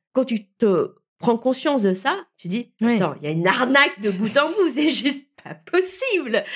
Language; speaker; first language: French; early bilingual, other home language; Vietnamese